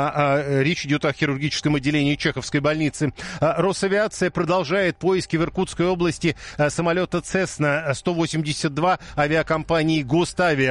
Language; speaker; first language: Russian; native; Russian